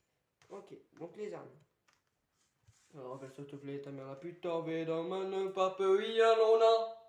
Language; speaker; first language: French; native; French